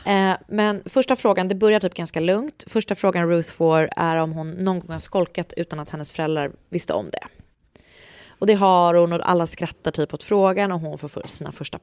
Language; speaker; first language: Swedish; native; Swedish